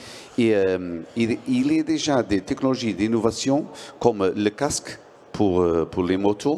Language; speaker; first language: French; non-native, learner; Portuguese